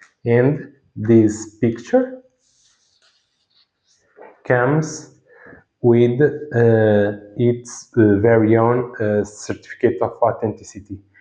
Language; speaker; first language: English; non-native, fluent; Portuguese